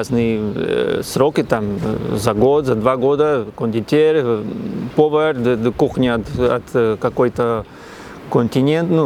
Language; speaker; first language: Russian; non-native, learner; Spanish